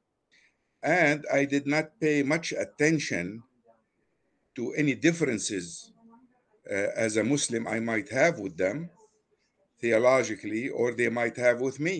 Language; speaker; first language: English; non-native, fluent; Arabic